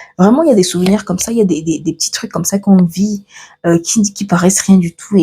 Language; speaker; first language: French; early bilingual, other home language; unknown